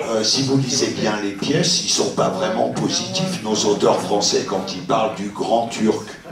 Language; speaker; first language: French; native; French